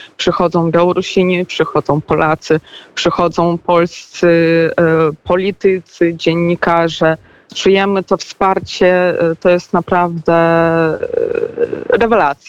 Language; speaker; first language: Polish; non-native, fluent; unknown